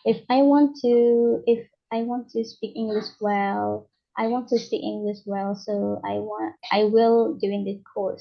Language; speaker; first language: English; non-native, learner; Indonesian